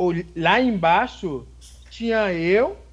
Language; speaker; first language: Portuguese; non-native, fluent; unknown